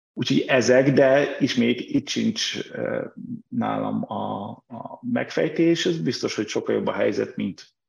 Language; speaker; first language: Hungarian; native; Hungarian